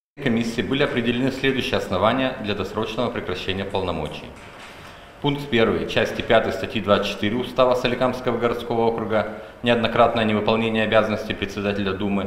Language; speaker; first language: Russian; native; Russian